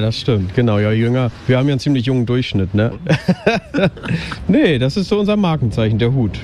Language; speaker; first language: German; native; German